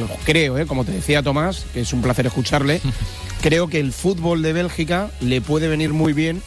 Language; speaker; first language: Spanish; native; Spanish